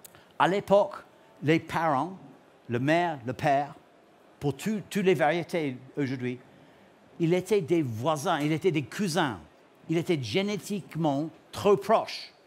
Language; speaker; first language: French; non-native, learner; English